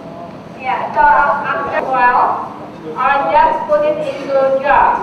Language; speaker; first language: English; non-native, local second language; Indonesian